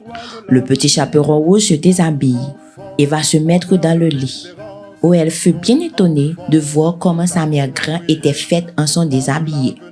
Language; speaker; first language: French; non-native, local second language; Haitian Creole